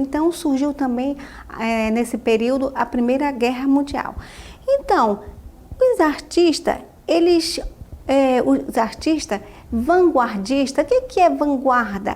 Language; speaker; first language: Portuguese; native; Portuguese